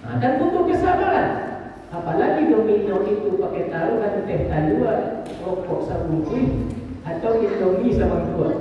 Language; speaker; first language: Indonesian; non-native, local second language; Minangkabau